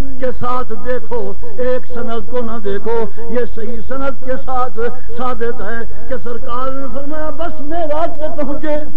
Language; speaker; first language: Urdu; non-native, local second language; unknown